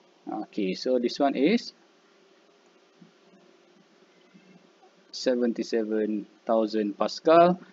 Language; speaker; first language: English; non-native, local second language; Malay